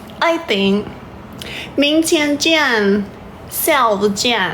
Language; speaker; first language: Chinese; non-native, learner; Thai